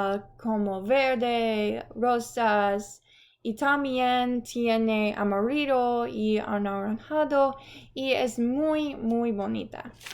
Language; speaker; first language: Spanish; non-native, learner; English